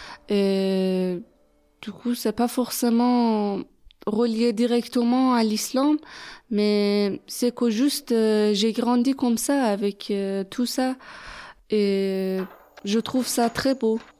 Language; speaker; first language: French; non-native, fluent; Persian